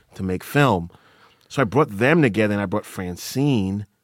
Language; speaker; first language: English; non-native, local second language; Akan